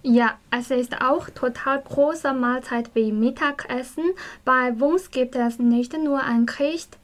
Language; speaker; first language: German; non-native, learner; Chinese